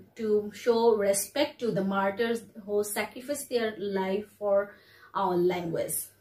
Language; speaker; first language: English; non-native, local second language; Bangla